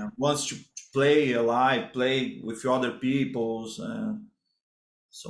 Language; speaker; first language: English; non-native, learner; Portuguese